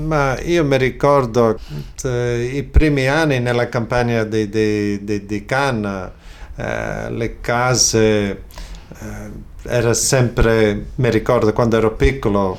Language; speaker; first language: Italian; early bilingual, other home language; Friulian